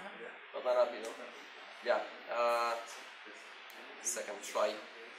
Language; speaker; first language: Spanish; non-native, learner; Russian